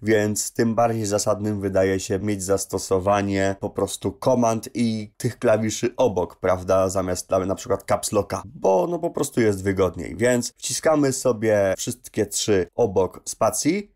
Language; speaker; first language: Polish; native; Polish